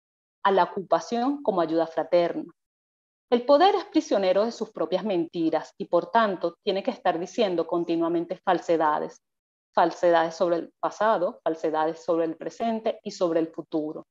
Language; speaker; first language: Spanish; native; Spanish